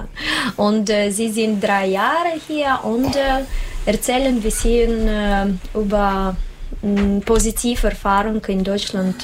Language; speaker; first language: German; non-native, learner; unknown